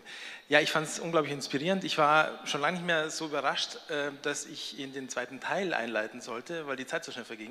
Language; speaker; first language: German; native; German